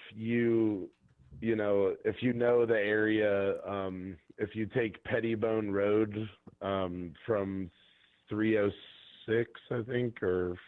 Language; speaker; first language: English; native; English